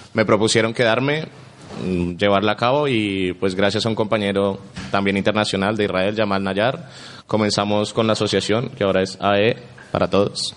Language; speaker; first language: Spanish; native; Spanish